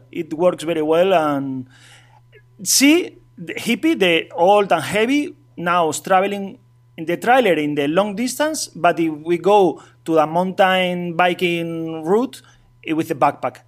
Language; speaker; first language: English; non-native, learner; Spanish